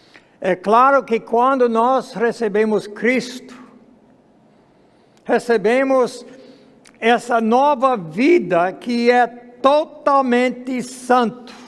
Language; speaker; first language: Portuguese; non-native, fluent; English